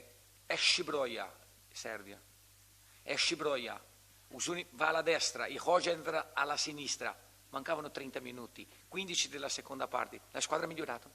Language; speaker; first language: Italian; non-native, fluent; Portuguese